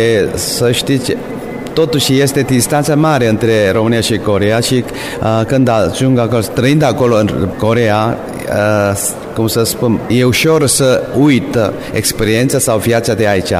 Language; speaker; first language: Romanian; non-native, fluent; Korean